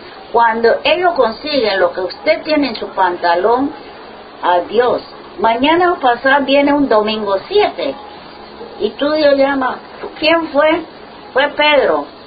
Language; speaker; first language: Spanish; non-native, local second language; English